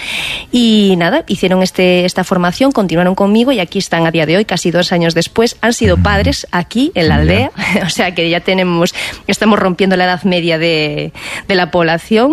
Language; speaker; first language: Spanish; native; Spanish